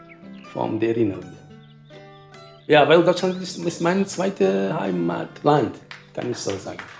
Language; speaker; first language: German; non-native, fluent; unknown